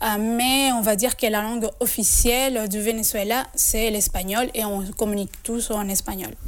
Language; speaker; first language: French; non-native, fluent; Spanish